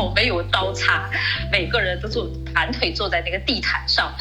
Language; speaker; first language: Chinese; native; Chinese